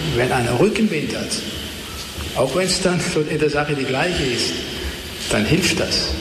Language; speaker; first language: German; native; German